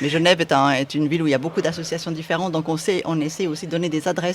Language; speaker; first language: French; native; French